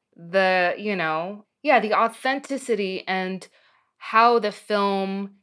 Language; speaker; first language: English; early bilingual, other home language; Arabic